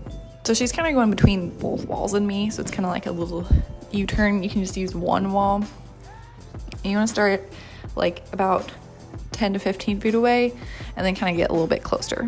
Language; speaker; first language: English; native; English